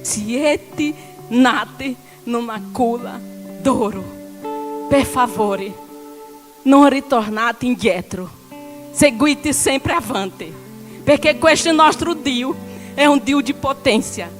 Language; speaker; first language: Italian; non-native, learner; Portuguese